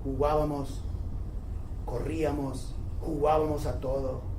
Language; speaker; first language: Spanish; early bilingual, heritage; Spanish